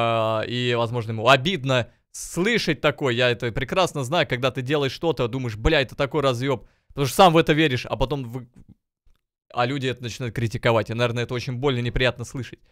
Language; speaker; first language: Russian; native; Russian